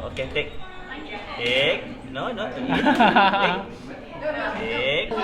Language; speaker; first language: English; non-native, local second language; Malay